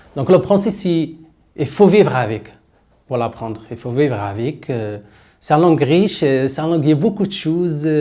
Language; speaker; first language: French; non-native, learner; Arabic